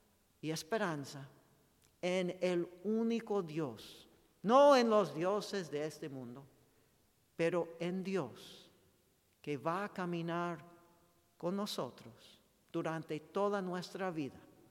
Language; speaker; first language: Spanish; non-native, fluent; English